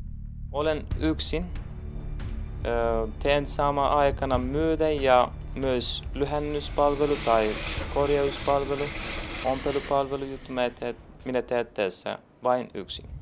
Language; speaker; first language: Finnish; non-native, learner; Turkish